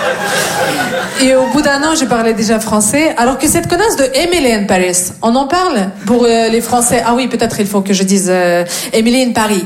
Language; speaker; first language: French; non-native, fluent; Russian